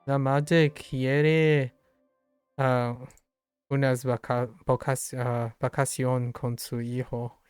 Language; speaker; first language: Spanish; non-native, learner; English